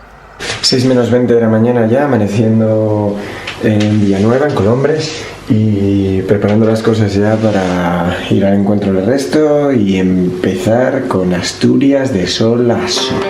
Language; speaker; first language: Spanish; native; Spanish